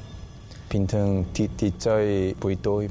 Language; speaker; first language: Vietnamese; non-native, learner; Korean